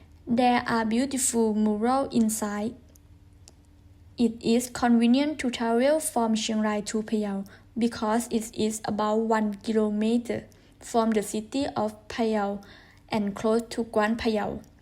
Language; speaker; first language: English; non-native, learner; Thai